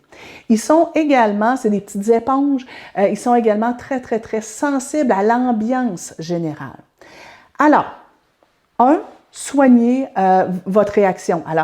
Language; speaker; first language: French; native; French